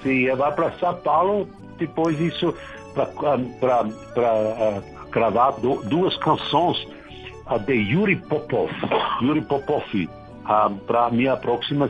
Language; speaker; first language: Portuguese; non-native, learner; German